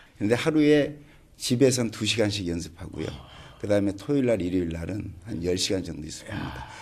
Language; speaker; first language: Korean; native; Korean